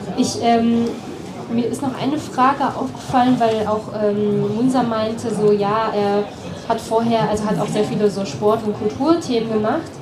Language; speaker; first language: German; early bilingual, other home language; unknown